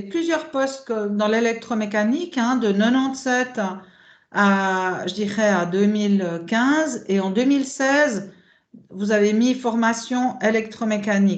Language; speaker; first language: French; native; French